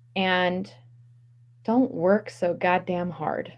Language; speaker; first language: English; native; English